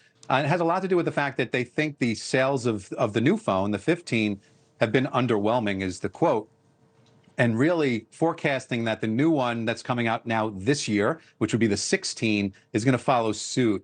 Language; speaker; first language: English; native; English